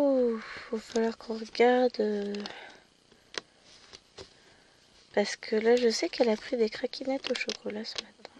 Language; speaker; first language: French; native; French